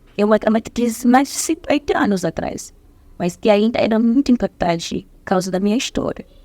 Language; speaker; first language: Portuguese; non-native, fluent; Zulu